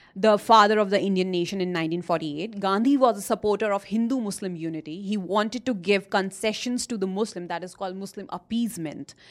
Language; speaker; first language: English; non-native, local second language; Hindi